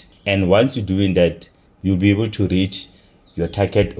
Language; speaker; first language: English; non-native, local second language; Tswana